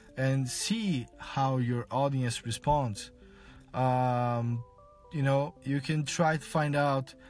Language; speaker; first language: English; non-native, fluent; Portuguese